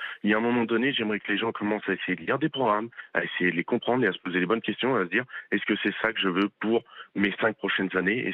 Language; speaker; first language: French; native; French